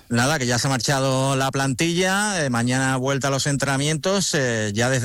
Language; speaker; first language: Spanish; native; Spanish